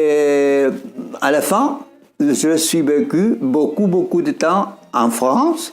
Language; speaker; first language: French; non-native, fluent; Spanish